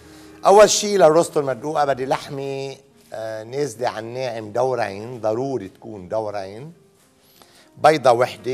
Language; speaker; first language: Arabic; native; Arabic